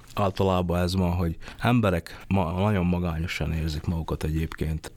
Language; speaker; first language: Hungarian; early bilingual, other home language; Vietnamese